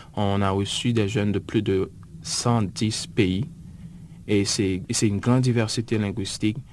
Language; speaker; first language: French; native; French